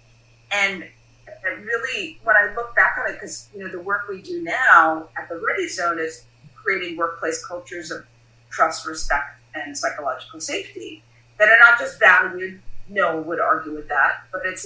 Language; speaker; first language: English; native; English